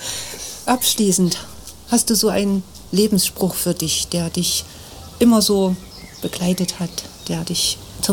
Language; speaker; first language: German; native; German